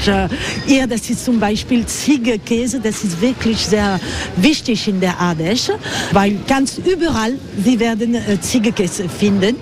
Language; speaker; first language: German; non-native, fluent; French